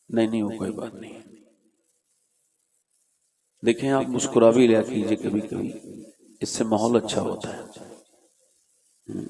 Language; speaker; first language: Urdu; native; Urdu